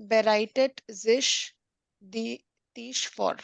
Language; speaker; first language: German; non-native, learner; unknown